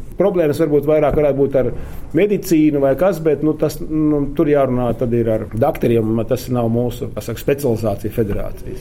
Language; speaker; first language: Latvian; native; Latvian